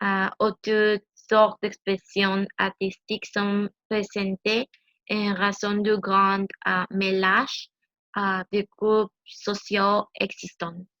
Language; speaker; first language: French; non-native, learner; Spanish